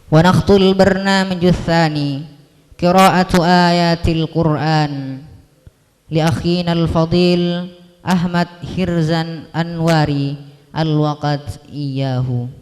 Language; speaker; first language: Arabic; non-native, learner; Indonesian